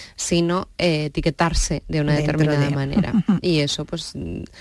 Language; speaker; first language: Spanish; native; Spanish